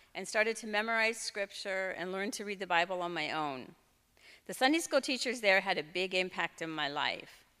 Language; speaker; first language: English; native; English